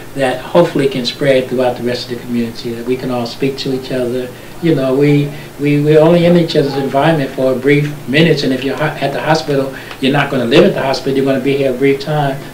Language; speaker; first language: English; native; English